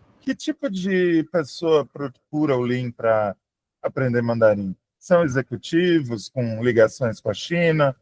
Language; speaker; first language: Portuguese; native; Portuguese